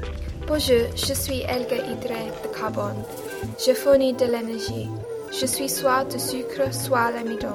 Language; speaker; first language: French; non-native, learner; English